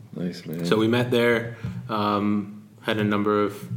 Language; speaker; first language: English; native; English